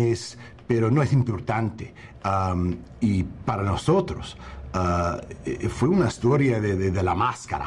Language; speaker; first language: Spanish; non-native, learner; English